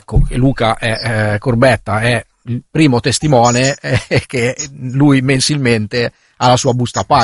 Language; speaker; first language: Italian; native; Italian